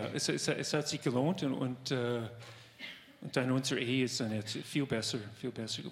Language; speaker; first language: German; non-native, fluent; English